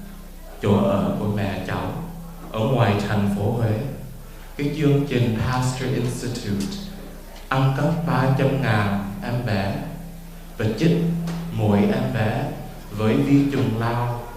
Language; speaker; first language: Vietnamese; early bilingual, heritage; Vietnamese